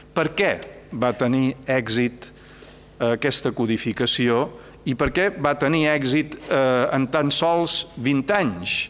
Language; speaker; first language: Catalan; native; Catalan